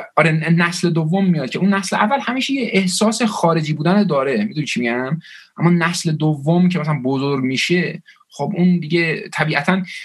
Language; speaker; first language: Persian; early bilingual, heritage; Persian